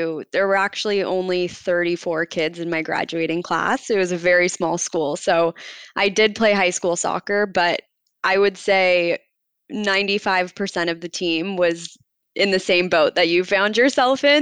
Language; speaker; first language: English; native; English